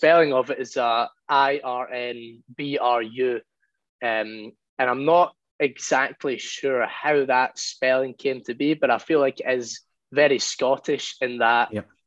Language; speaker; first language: English; native; English